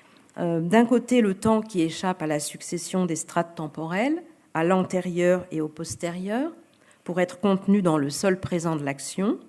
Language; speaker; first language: French; native; French